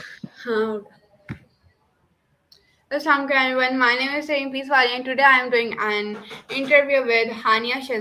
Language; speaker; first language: English; non-native, local second language; Urdu